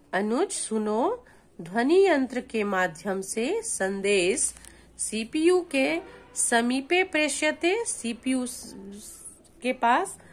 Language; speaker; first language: Hindi; native; Hindi